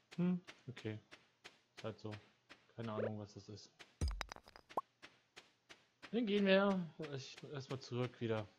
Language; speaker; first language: German; native; German